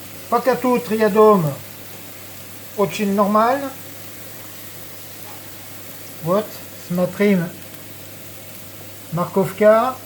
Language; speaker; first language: Russian; non-native, learner; French